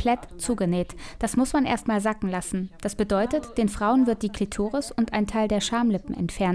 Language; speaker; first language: German; native; German